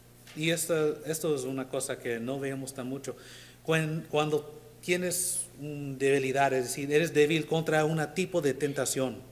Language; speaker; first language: Spanish; non-native, learner; English